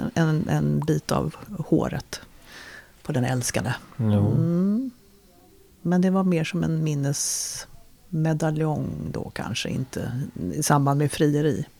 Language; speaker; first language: Swedish; native; Swedish